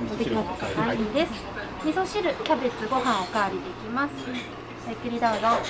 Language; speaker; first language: Japanese; native; Japanese